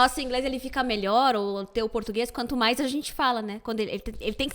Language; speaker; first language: Portuguese; native; Portuguese